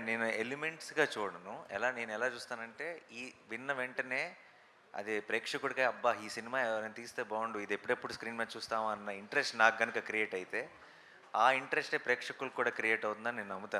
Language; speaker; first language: Telugu; native; Telugu